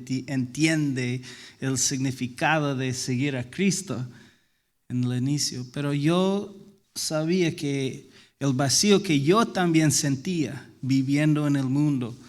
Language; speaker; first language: Spanish; non-native, fluent; English